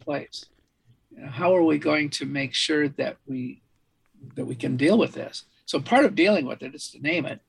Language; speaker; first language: English; native; English